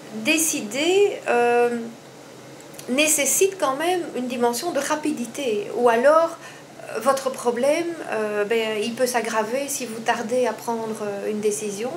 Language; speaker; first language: French; native; French